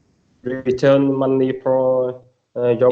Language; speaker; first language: English; non-native, learner; Vietnamese